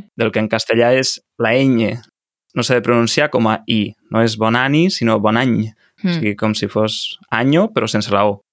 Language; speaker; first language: Catalan; native; Catalan